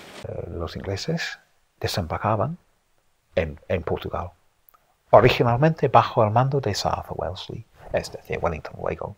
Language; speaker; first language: Spanish; non-native, fluent; English